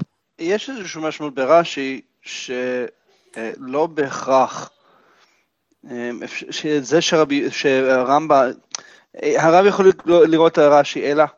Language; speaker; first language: Hebrew; non-native, fluent; English